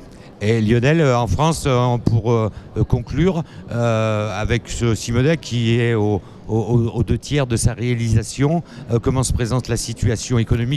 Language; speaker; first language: French; native; French